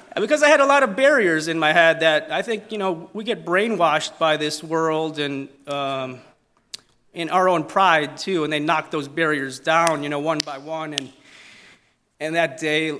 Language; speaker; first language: English; non-native, fluent; Italian